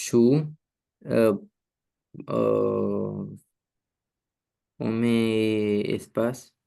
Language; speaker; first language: French; non-native, learner; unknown